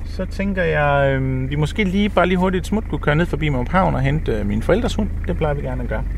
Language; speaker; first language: Danish; native; Danish